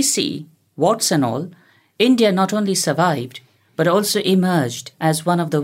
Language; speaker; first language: English; non-native, local second language; Hindi